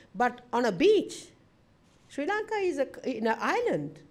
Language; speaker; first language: English; non-native, local second language; Sinhala